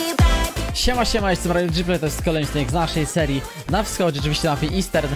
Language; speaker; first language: Polish; native; Polish